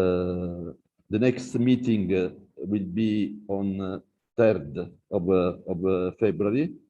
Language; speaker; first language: English; non-native, learner; Italian